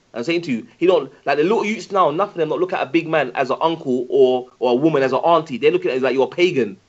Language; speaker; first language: English; native; English